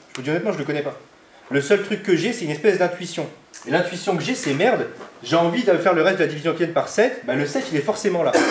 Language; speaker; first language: French; native; French